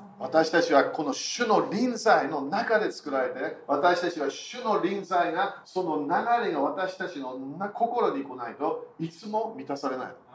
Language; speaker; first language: Japanese; non-native, fluent; English